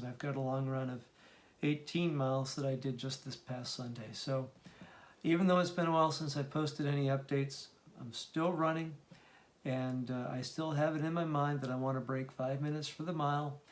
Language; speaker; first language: English; native; English